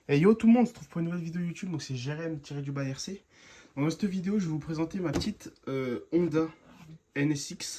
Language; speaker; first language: French; native; French